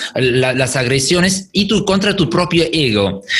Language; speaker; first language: Spanish; non-native, fluent; German